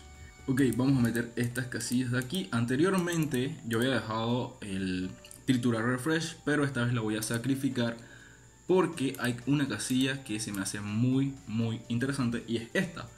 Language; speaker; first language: Spanish; native; Spanish